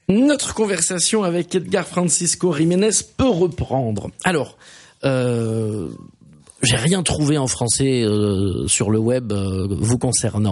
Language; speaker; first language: French; native; French